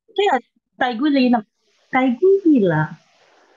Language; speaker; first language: Chinese; non-native, learner; Indonesian